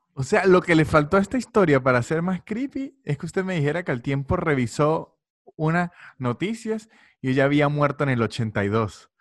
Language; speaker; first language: Spanish; native; Spanish